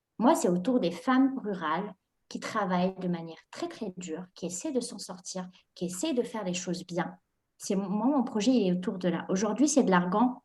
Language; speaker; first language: French; non-native, local second language; Arabic